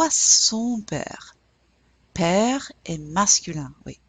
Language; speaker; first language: French; non-native, fluent; English